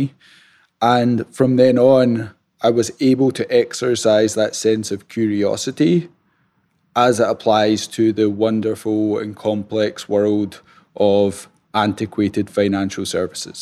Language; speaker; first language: English; native; English